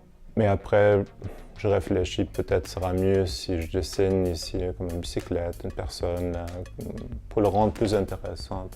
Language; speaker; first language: French; non-native, fluent; German